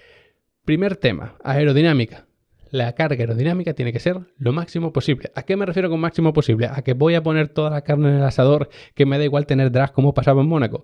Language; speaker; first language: Spanish; native; Spanish